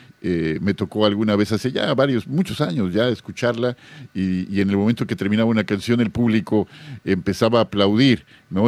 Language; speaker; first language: Spanish; native; Spanish